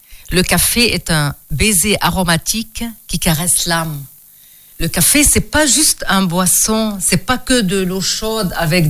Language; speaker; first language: French; non-native, local second language; Arabic